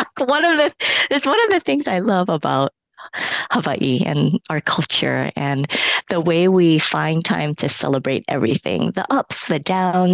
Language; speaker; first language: English; early bilingual, other home language; Cantonese